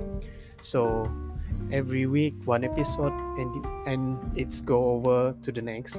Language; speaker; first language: English; non-native, local second language; Malay